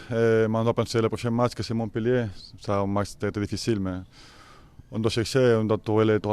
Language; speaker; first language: French; non-native, fluent; Spanish